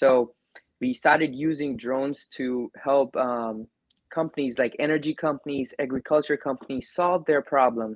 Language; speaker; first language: English; non-native, local second language; Gujarati